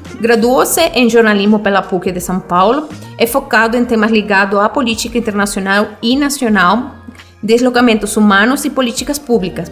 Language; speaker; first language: Portuguese; non-native, fluent; Spanish